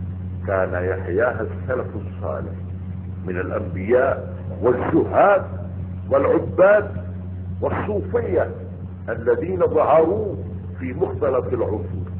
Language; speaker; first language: Arabic; non-native, fluent; Madurese